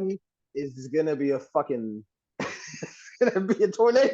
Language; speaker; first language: English; native; English